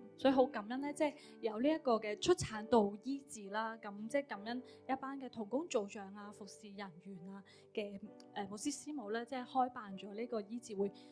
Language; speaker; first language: Cantonese; early bilingual, other home language; Min Nan Chinese